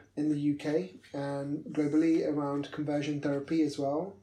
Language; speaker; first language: English; native; English